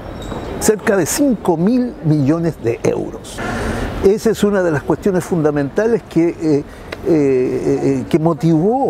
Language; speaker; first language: Spanish; native; Spanish